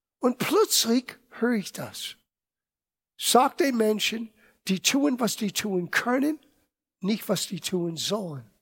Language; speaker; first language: German; non-native, fluent; English